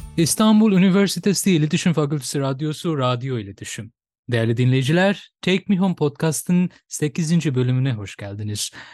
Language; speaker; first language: Turkish; non-native, fluent; Bangla